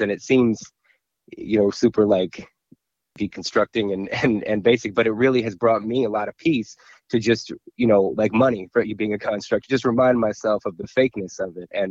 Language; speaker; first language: English; native; English